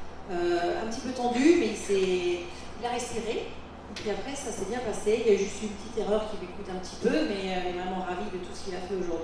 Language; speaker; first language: French; native; French